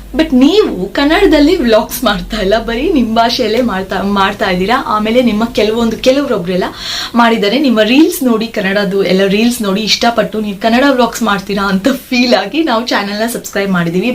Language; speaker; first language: Kannada; non-native, local second language; Tulu